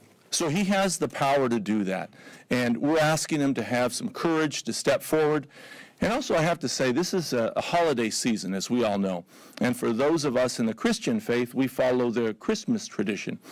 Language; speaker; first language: English; early bilingual, other home language; Spanish